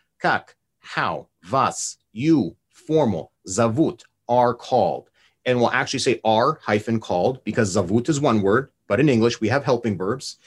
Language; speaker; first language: English; native; English